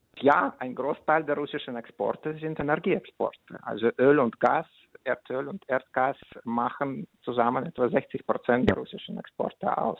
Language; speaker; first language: German; non-native, fluent; Russian